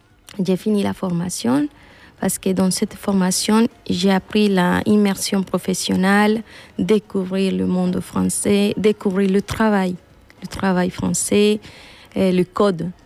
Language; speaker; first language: French; non-native, fluent; Spanish